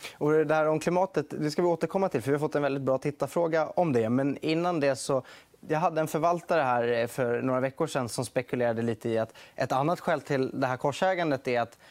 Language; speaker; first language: Swedish; native; Swedish